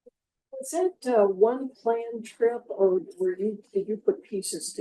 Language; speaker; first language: English; native; English